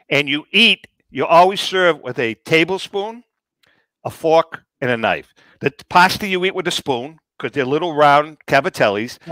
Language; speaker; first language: English; native; English